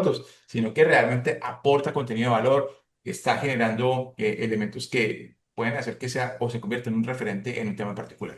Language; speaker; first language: Spanish; native; Spanish